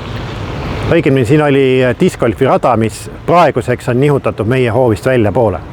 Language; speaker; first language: Estonian; native; Estonian